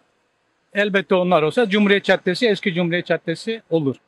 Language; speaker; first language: Turkish; native; Turkish